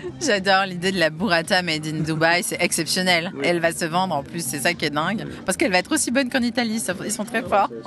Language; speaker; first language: French; native; French